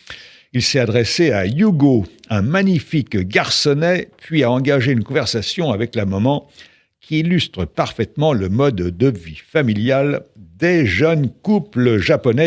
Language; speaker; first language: French; native; French